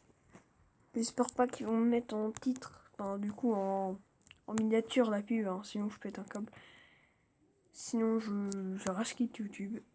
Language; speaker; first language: French; native; French